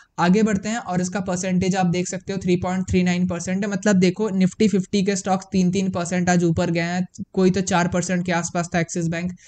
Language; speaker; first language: Hindi; native; Hindi